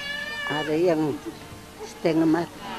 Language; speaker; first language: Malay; non-native, local second language; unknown